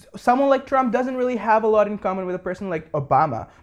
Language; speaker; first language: English; non-native, local second language; Bangla